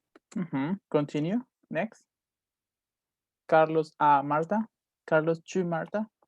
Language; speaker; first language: English; non-native, fluent; Spanish